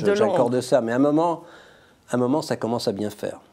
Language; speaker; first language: French; native; French